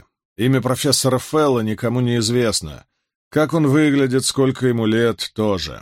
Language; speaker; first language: Russian; native; Russian